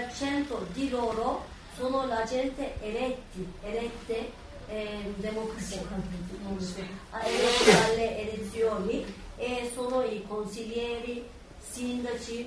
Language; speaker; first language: Italian; non-native, learner; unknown